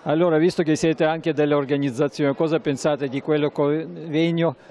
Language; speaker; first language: Italian; non-native, fluent; Russian